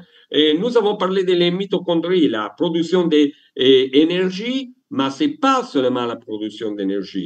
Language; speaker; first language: French; non-native, learner; Italian